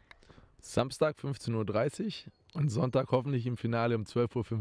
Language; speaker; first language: German; native; German